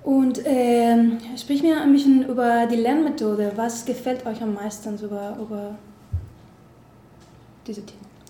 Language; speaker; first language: German; non-native, fluent; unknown